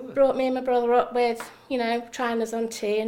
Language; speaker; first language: English; native; English